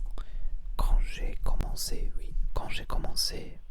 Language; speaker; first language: French; non-native, learner; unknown